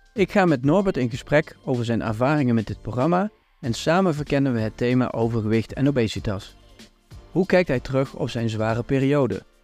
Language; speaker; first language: Dutch; native; Dutch